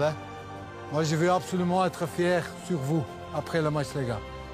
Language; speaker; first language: French; non-native, local second language; Dutch